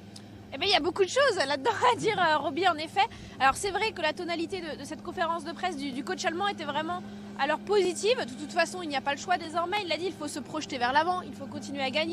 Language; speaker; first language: French; native; French